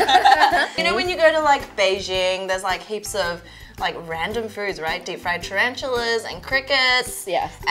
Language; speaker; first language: English; native; English